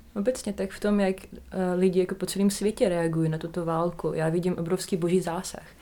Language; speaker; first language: Czech; non-native, fluent; Russian